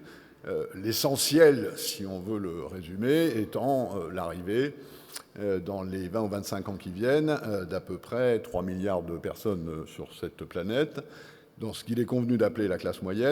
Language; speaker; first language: French; native; French